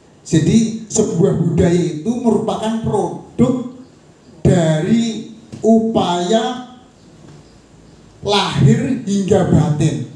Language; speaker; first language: Indonesian; native; Indonesian